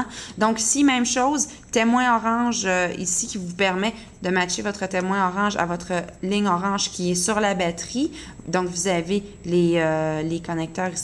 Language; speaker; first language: French; native; French